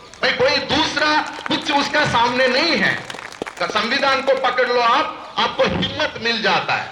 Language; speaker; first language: Hindi; non-native, local second language; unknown